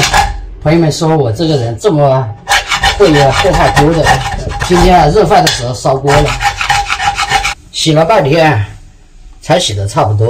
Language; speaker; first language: Chinese; native; Chinese